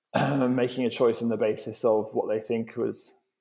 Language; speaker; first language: English; native; English